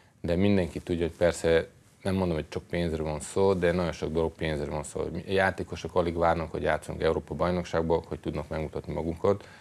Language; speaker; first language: Hungarian; non-native, fluent; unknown